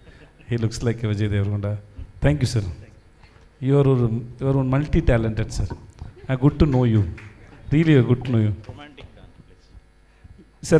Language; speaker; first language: Telugu; non-native, local second language; Tamil